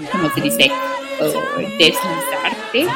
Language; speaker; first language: Spanish; non-native, learner; Afrikaans